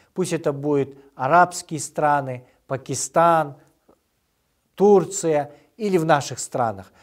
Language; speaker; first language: Russian; non-native, local second language; Kyrgyz